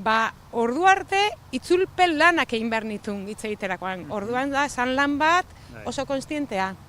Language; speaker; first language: Basque; non-native, local second language; Spanish